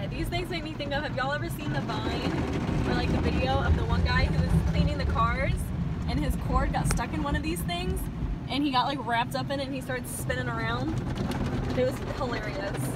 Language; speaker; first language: English; native; English